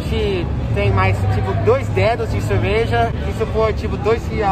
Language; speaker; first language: Portuguese; non-native, fluent; English